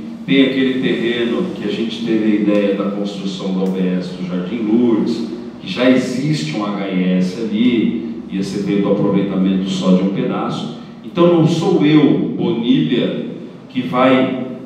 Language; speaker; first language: Portuguese; native; Portuguese